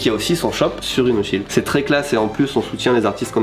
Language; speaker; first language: French; native; French